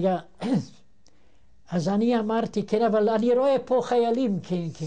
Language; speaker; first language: Hebrew; non-native, fluent; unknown